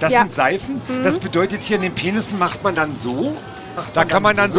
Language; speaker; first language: German; native; German